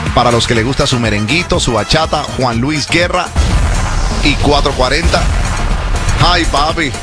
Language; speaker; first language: Spanish; native; Spanish